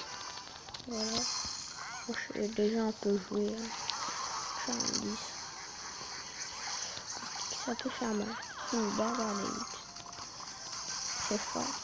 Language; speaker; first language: French; native; French